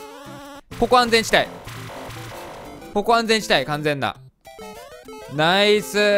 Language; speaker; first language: Japanese; native; Japanese